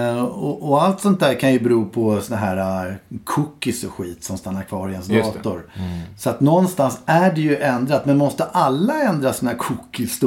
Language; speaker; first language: Swedish; native; Swedish